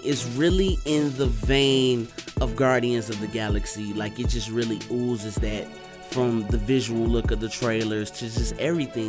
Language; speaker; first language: English; native; English